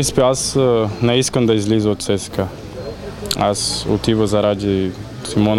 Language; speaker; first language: Bulgarian; non-native, learner; Portuguese